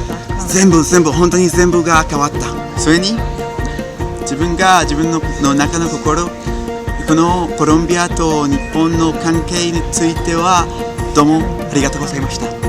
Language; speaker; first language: Japanese; non-native, learner; Spanish